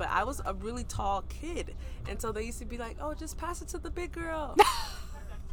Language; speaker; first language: English; native; English